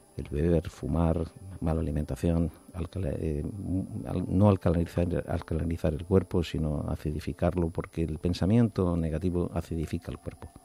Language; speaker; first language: Spanish; non-native, local second language; Catalan